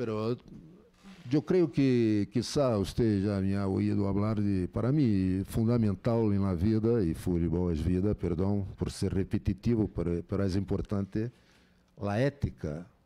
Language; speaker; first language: Spanish; non-native, fluent; Portuguese